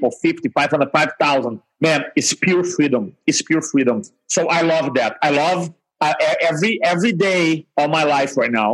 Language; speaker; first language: English; non-native, fluent; Portuguese